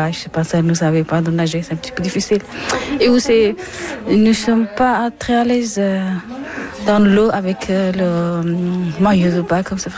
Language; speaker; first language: French; non-native, learner; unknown